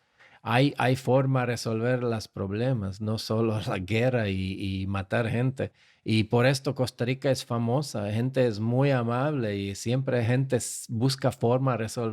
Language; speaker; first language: Spanish; non-native, fluent; Slovak